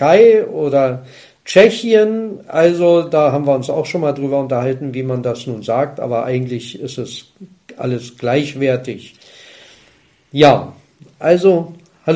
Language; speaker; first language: German; native; German